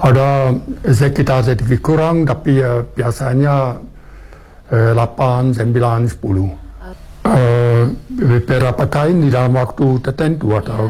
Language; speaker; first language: Indonesian; non-native, fluent; German